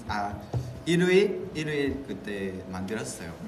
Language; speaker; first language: Korean; non-native, fluent; Vietnamese